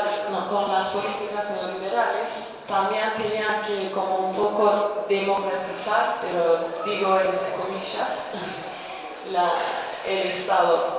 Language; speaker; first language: Spanish; non-native, fluent; Kurdish